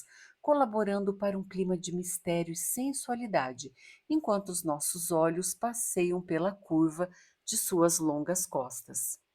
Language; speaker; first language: Portuguese; native; Portuguese